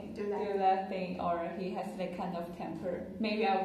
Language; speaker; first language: English; non-native, learner; Chinese